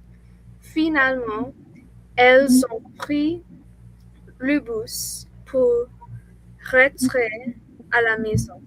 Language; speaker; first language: French; non-native, learner; English